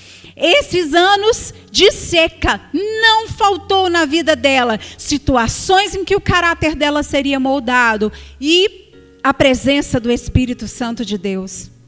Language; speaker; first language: Portuguese; native; Portuguese